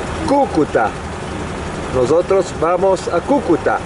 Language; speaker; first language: Spanish; non-native, learner; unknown